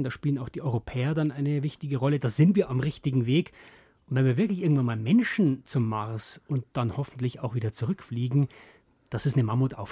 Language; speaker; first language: German; native; German